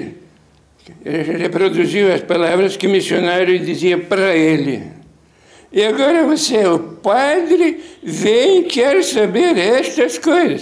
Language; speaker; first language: Portuguese; non-native, fluent; Lithuanian